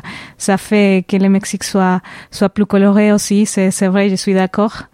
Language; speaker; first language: French; non-native, fluent; Spanish